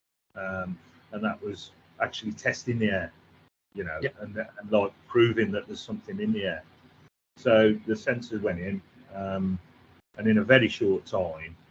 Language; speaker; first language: English; native; English